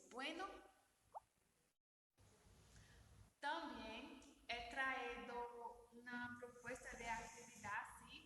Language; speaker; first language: Spanish; non-native, learner; Portuguese